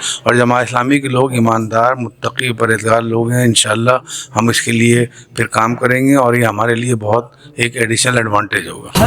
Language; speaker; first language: Urdu; native; Urdu